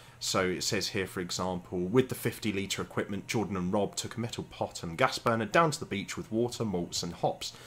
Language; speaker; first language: English; native; English